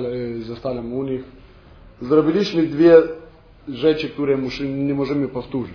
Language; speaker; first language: Polish; non-native, fluent; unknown